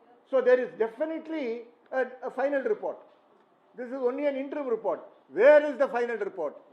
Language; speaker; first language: English; non-native, local second language; Tamil